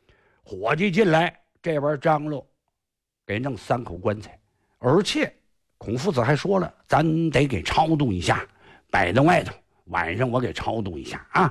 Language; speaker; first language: Chinese; native; Chinese